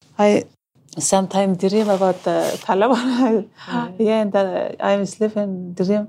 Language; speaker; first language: English; non-native, learner; Hazaragi